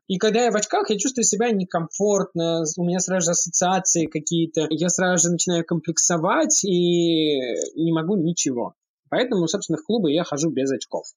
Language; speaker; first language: Russian; early bilingual, heritage; Russian